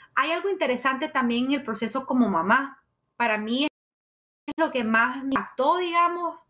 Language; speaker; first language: Spanish; native; Spanish